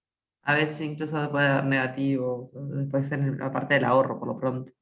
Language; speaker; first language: Spanish; native; Spanish